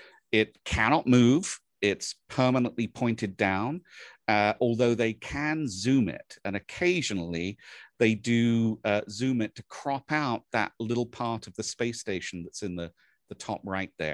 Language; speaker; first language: English; native; English